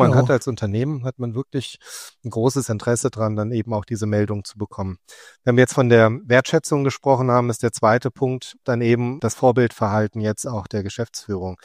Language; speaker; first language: German; native; German